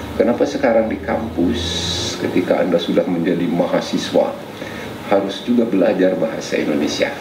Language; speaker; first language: Indonesian; non-native, local second language; Sundanese